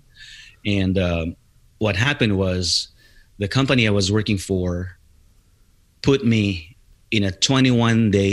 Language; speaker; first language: English; non-native, local second language; Filipino